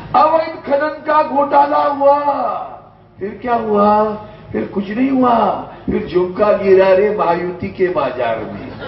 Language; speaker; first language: Hindi; non-native, local second language; Marathi